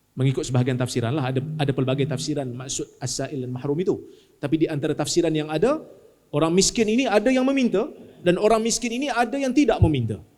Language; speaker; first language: Malay; native; Malay